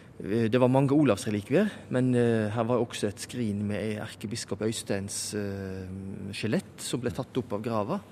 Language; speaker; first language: Norwegian; native; Norwegian